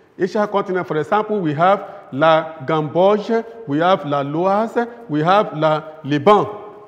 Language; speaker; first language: English; non-native, local second language; Yoruba